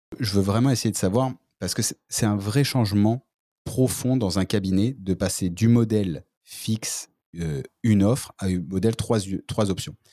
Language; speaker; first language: French; native; French